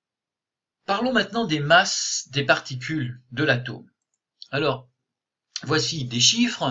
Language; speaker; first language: French; native; French